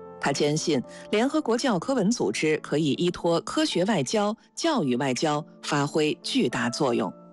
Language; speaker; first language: Chinese; native; Chinese